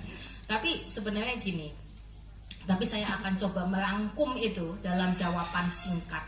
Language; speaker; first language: Indonesian; native; Indonesian